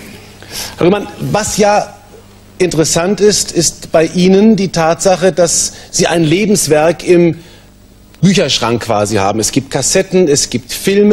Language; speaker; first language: German; native; German